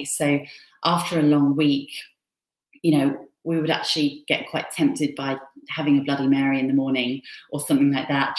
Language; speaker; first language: English; native; English